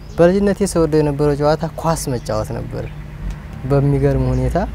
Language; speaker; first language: Amharic; native; Amharic